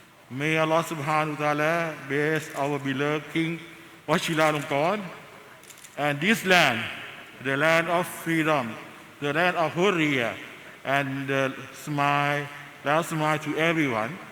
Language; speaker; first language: English; non-native, learner; Thai